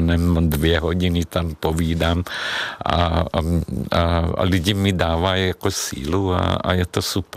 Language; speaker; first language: Czech; non-native, fluent; Hungarian